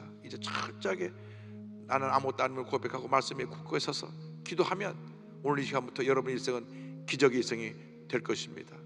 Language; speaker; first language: Korean; native; Korean